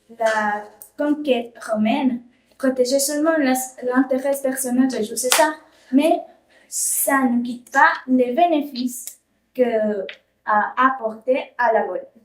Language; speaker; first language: French; non-native, learner; Spanish